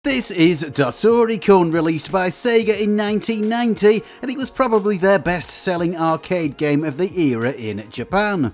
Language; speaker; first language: English; native; English